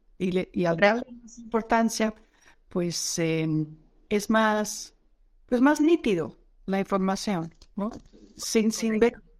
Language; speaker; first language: Spanish; non-native, fluent; Dutch